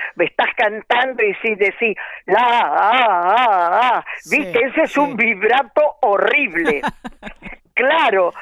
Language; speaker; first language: Spanish; native; Spanish